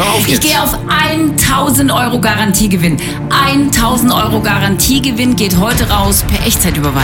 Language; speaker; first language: German; native; German